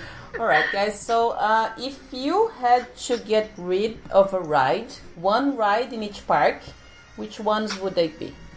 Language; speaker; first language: English; non-native, fluent; Portuguese